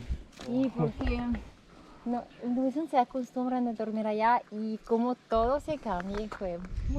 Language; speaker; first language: Spanish; non-native, learner; French